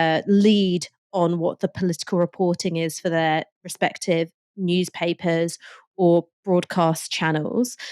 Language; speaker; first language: English; native; English